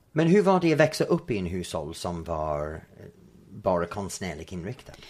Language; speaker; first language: Swedish; non-native, fluent; English